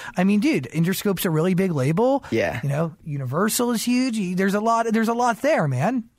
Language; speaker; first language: English; native; English